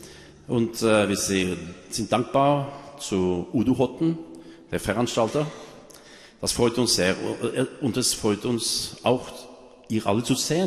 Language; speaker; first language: German; non-native, learner; Norwegian